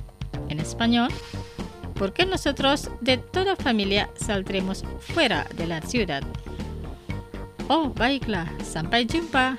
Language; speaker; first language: Spanish; non-native, fluent; Indonesian